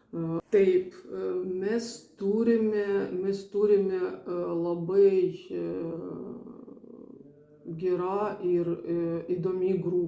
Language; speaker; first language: Lithuanian; non-native, learner; Ukrainian